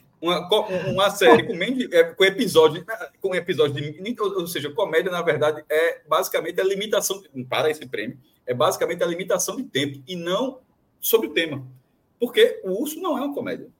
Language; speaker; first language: Portuguese; native; Portuguese